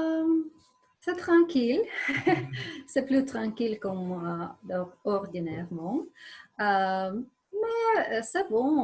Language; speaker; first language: French; non-native, learner; Ukrainian